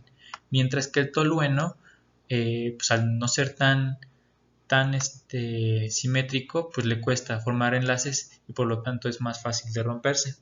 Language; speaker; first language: Spanish; native; Spanish